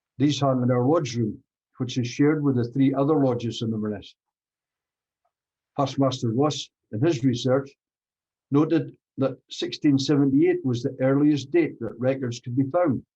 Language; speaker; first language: English; native; English